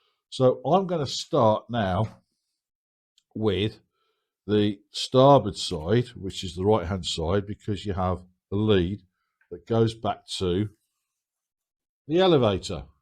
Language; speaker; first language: English; native; English